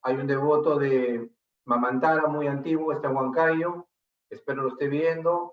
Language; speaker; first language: Spanish; native; Spanish